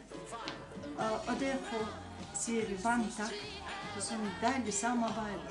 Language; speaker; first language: Danish; non-native, fluent; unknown